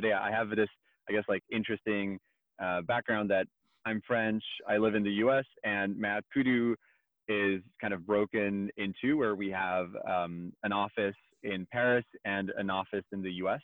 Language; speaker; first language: English; non-native, fluent; French